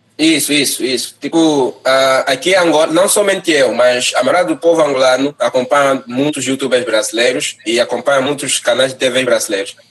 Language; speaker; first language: Portuguese; native; Portuguese